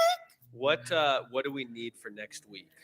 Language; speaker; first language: English; native; English